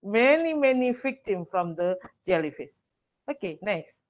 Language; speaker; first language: English; non-native, learner; Indonesian